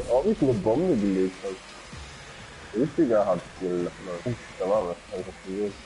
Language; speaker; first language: German; native; German